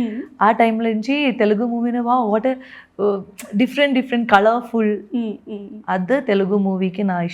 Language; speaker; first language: Telugu; non-native, learner; Malayalam